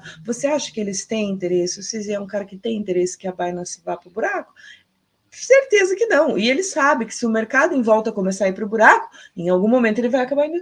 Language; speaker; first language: Portuguese; native; Portuguese